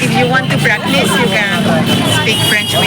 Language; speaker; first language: English; non-native, fluent; Spanish